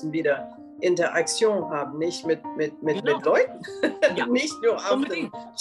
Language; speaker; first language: German; non-native, fluent; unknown